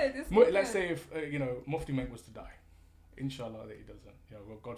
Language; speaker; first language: English; native; English